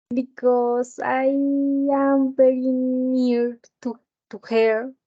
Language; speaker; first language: English; non-native, learner; Spanish